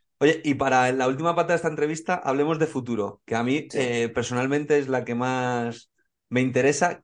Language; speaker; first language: Spanish; native; Spanish